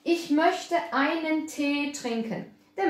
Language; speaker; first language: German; early bilingual, other home language; Turkish